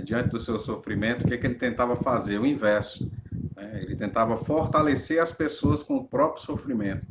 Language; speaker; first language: Portuguese; native; Portuguese